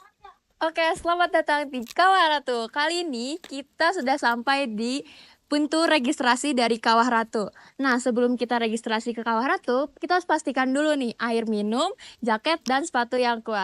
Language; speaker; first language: Indonesian; native; Indonesian